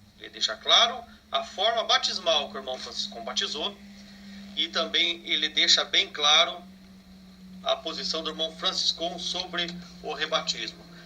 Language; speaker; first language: Portuguese; native; Portuguese